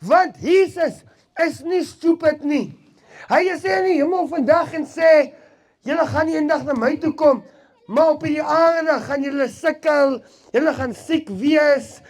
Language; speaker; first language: Afrikaans; non-native, local second language; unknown